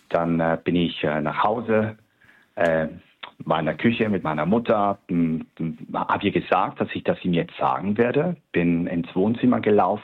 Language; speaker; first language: German; native; German